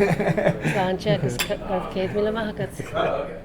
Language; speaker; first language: Irish; non-native, local second language; English